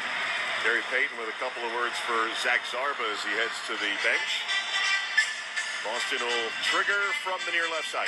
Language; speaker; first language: English; native; English